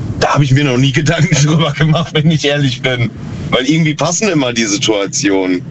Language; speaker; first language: German; native; German